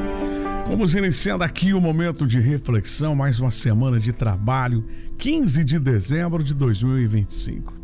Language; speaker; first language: Portuguese; native; Portuguese